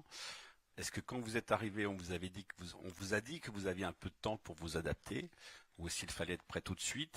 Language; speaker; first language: French; native; French